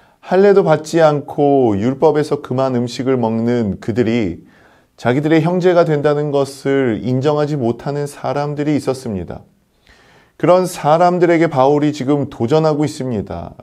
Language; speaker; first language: Korean; native; Korean